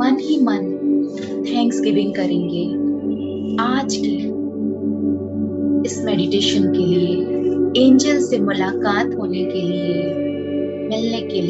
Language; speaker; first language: Hindi; native; Hindi